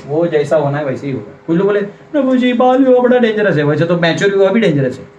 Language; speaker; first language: Hindi; non-native, local second language; Marathi